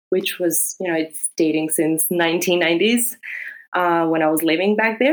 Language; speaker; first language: English; non-native, fluent; Greek